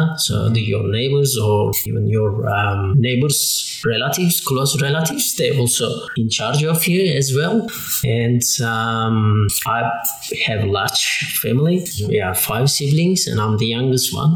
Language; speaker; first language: English; non-native, fluent; Turkish